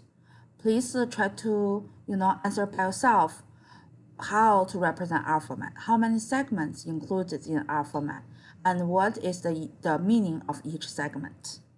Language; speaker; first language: English; non-native, fluent; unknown